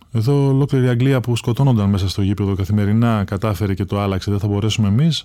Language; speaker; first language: Greek; native; Greek